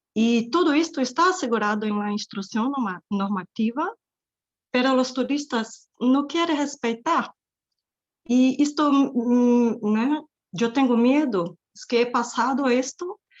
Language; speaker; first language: Spanish; non-native, fluent; Portuguese